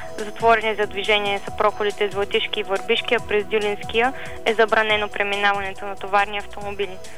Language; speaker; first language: Bulgarian; native; Bulgarian